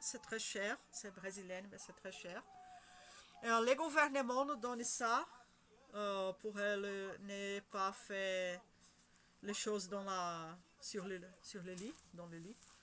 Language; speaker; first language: French; non-native, learner; Spanish